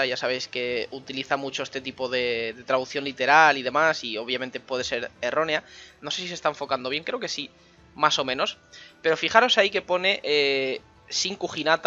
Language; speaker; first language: Spanish; native; Spanish